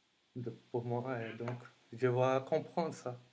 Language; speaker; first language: French; non-native, fluent; Portuguese